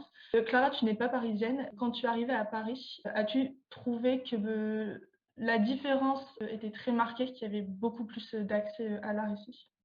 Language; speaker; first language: French; native; French